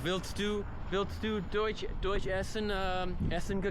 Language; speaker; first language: German; non-native, learner; English